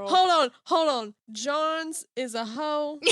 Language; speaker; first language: English; native; English